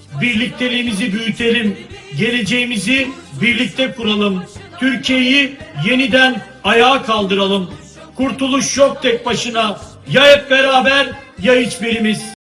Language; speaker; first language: Turkish; native; Turkish